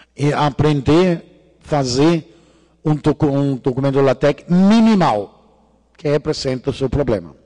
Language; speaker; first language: Portuguese; non-native, fluent; Danish